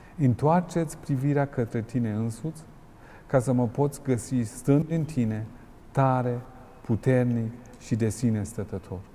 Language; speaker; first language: Romanian; non-native, fluent; German